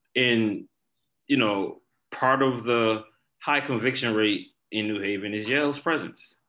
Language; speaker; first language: English; native; English